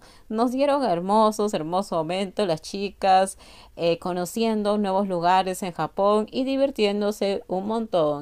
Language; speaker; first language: Spanish; native; Spanish